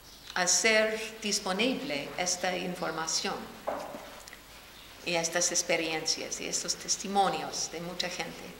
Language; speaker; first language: Spanish; non-native, fluent; English